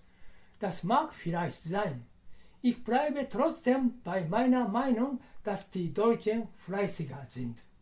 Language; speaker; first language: German; non-native, fluent; Japanese